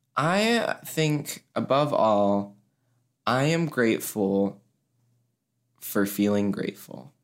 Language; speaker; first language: English; native; English